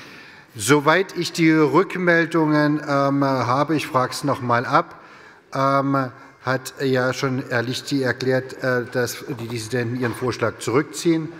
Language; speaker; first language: German; native; German